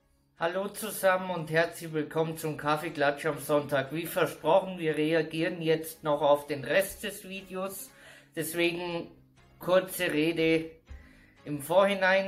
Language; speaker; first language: German; native; German